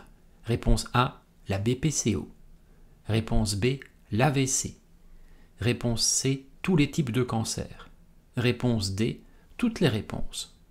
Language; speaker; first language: French; native; French